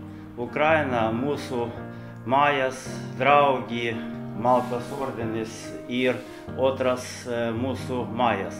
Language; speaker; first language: Latvian; non-native, learner; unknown